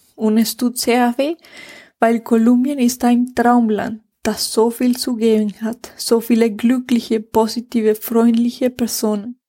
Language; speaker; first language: German; non-native, fluent; Spanish